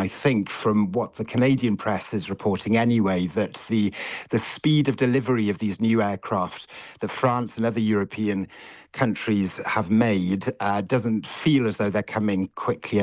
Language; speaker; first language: English; native; English